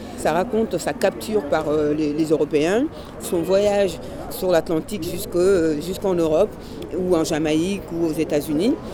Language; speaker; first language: French; native; French